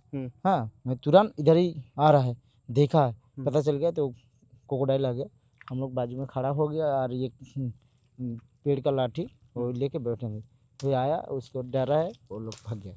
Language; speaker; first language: Hindi; non-native, local second language; Bangla